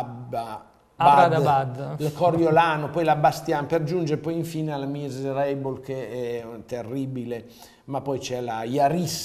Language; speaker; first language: Italian; native; Italian